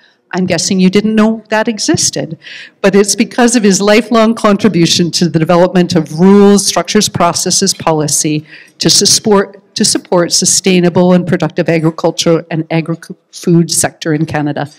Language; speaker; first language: English; native; English